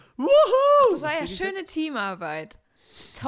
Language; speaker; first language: German; native; German